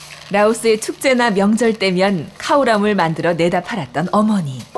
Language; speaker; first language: Korean; native; Korean